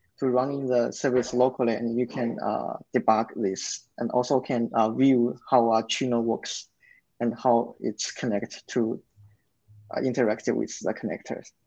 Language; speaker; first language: English; non-native, learner; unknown